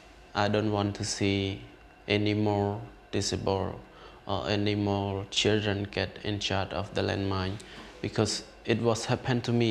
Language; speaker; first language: English; non-native, learner; Khmer